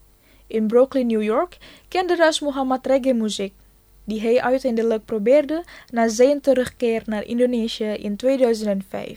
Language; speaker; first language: Dutch; non-native, fluent; Indonesian